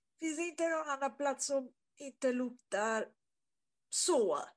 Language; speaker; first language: Swedish; non-native, fluent; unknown